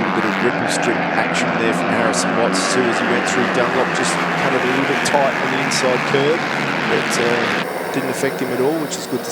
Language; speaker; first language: English; native; English